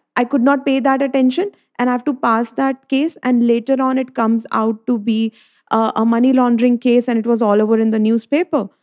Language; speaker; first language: English; non-native, local second language; Hindi